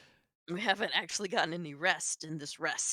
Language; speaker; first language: English; native; English